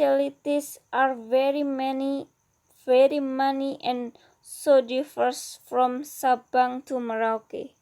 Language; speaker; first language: English; non-native, learner; Indonesian